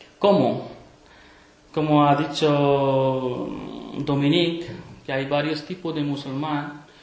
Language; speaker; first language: Spanish; non-native, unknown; Urdu